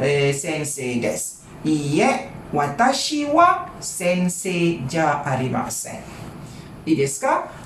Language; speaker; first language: Japanese; non-native, fluent; Malay